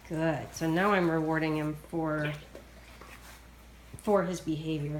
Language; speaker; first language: English; native; English